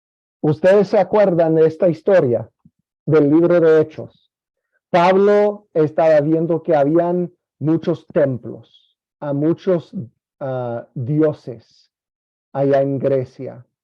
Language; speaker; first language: Spanish; non-native, fluent; English